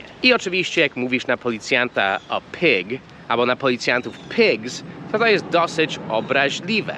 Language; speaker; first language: Polish; non-native, fluent; English